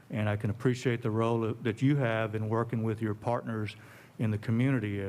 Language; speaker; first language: English; native; English